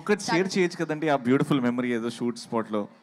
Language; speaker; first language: Telugu; native; Telugu